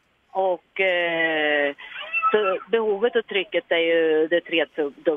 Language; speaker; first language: Swedish; native; Swedish